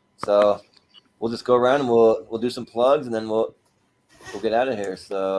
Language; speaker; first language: English; native; English